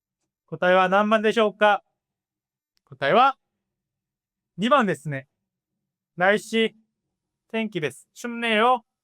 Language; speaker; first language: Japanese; non-native, fluent; Korean